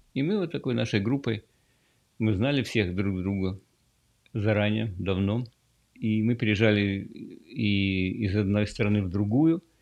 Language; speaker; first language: Russian; native; Russian